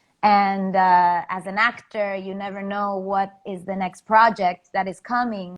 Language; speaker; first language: English; non-native, fluent; Spanish